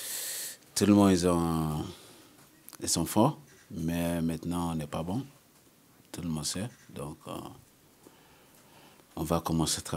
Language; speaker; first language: French; non-native, learner; English